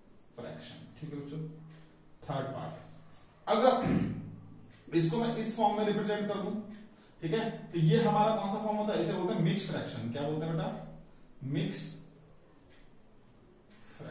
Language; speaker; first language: Hindi; native; Hindi